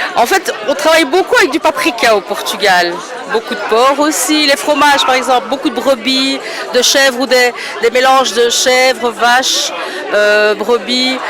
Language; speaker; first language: French; early bilingual, other home language; Portuguese